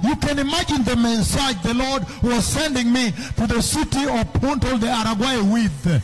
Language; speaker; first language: English; non-native, local second language; Luo (Kenya and Tanzania)